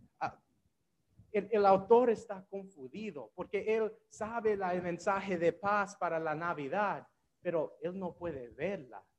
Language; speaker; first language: Spanish; non-native, learner; English